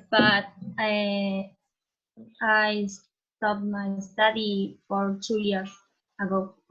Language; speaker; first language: English; non-native, learner; Spanish